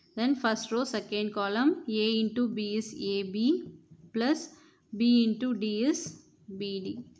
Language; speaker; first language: English; non-native, local second language; Tamil